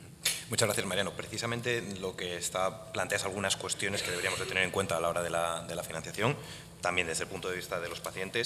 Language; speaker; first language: Spanish; native; Spanish